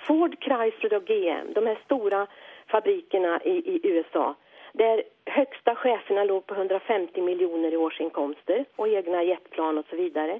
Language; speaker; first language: Swedish; native; Swedish